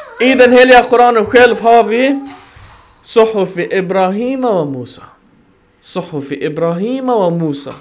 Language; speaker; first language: Swedish; early bilingual, other home language; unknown